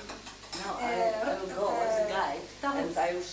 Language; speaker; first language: English; non-native, learner; Polish